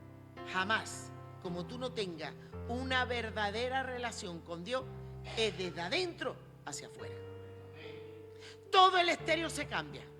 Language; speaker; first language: Spanish; native; Spanish